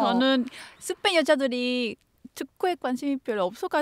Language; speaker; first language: Korean; non-native, fluent; Spanish